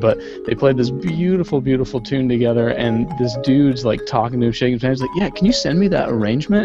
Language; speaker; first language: English; native; English